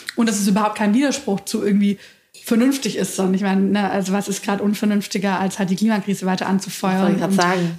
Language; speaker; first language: German; native; German